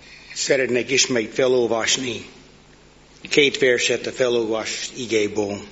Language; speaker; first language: Hungarian; non-native, learner; English